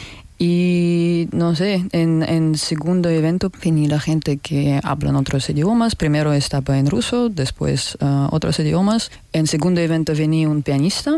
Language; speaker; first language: Spanish; non-native, learner; Russian